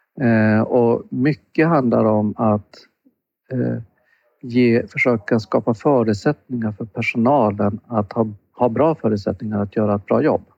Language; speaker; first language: Swedish; native; Swedish